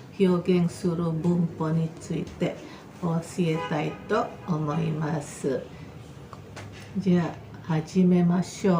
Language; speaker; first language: Japanese; non-native, fluent; Indonesian